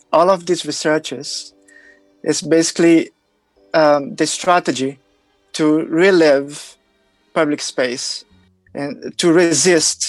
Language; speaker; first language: English; non-native, fluent; Portuguese